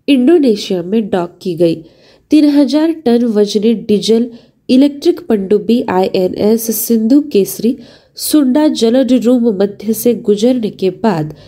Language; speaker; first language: Hindi; non-native, local second language; Marathi